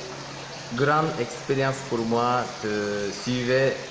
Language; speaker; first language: French; non-native, local second language; Turkish